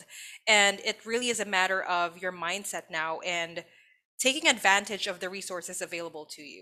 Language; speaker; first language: English; non-native, local second language; Filipino